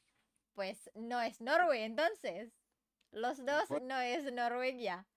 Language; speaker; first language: Spanish; non-native, learner; Indonesian